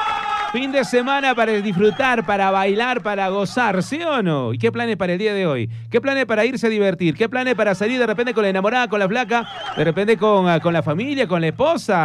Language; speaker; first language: Spanish; native; Spanish